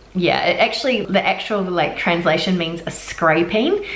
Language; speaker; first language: English; native; English